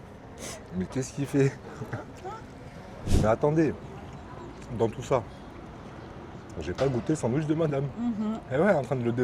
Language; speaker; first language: French; native; French